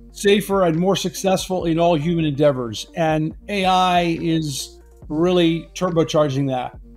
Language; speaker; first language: English; native; English